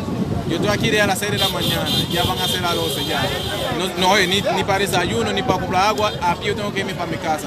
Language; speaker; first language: Spanish; non-native, fluent; Haitian Creole